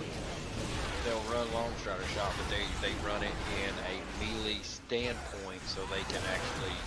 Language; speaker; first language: English; native; English